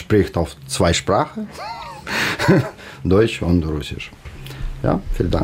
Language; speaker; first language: German; non-native, learner; Russian